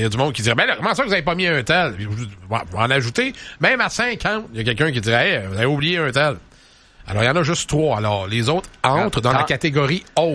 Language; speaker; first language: French; native; French